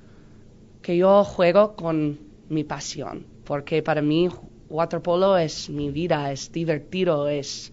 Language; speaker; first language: Spanish; non-native, learner; English